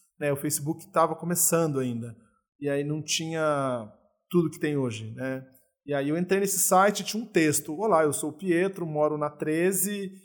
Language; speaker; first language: Portuguese; native; Portuguese